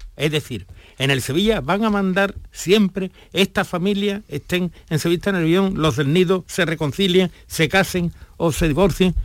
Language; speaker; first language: Spanish; native; Spanish